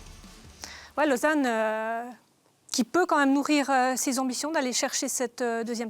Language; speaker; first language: French; native; French